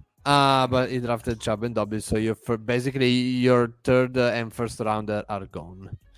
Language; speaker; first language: English; non-native, fluent; Italian